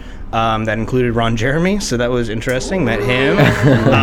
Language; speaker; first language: English; native; English